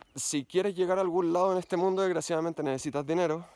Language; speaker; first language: Spanish; native; Spanish